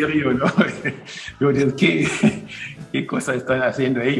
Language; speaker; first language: Spanish; non-native, fluent; German